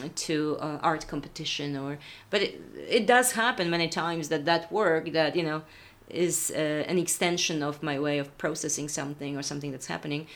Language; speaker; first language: English; non-native, fluent; Polish